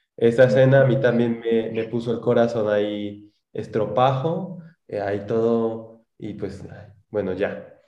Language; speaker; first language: Spanish; native; Spanish